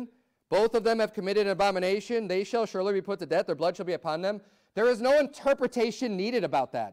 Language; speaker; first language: English; native; English